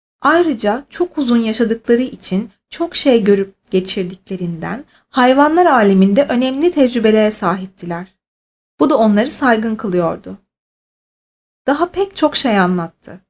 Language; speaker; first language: Turkish; native; Turkish